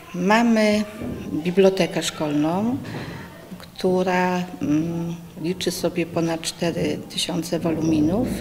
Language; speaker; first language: Polish; native; Polish